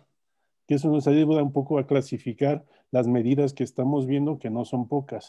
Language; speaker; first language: Spanish; native; Spanish